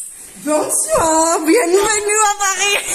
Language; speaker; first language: French; non-native, learner; Greek